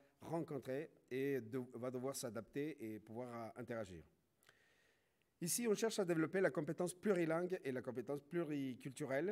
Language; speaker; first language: French; non-native, fluent; Spanish